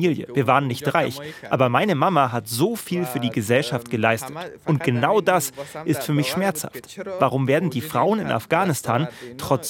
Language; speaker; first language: German; non-native, fluent; Persian